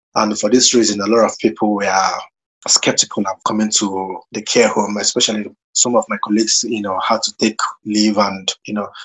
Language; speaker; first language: English; non-native, local second language; Igbo